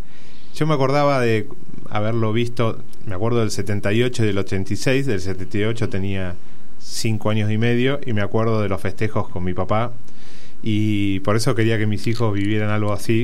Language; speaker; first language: Spanish; native; Spanish